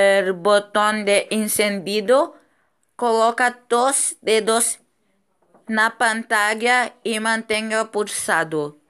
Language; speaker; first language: Spanish; non-native, fluent; Portuguese